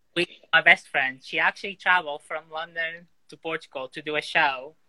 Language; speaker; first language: English; non-native, fluent; Portuguese